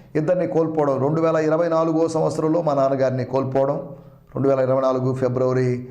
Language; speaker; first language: Telugu; non-native, local second language; Malayalam